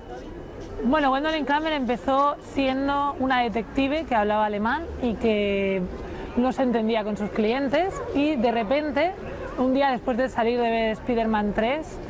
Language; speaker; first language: Spanish; native; Spanish